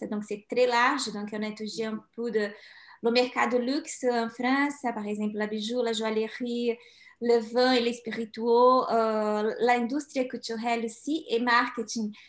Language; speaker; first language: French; non-native, learner; Portuguese